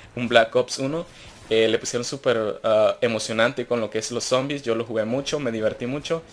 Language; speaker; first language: Spanish; native; Spanish